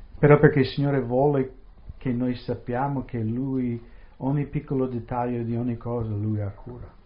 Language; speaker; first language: Italian; non-native, fluent; English